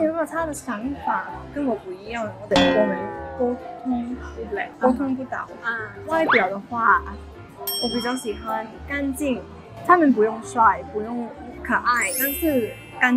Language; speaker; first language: Chinese; early bilingual, heritage; Cantonese